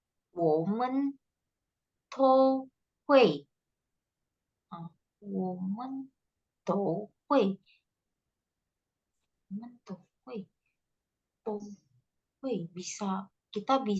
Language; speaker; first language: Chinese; non-native, learner; Indonesian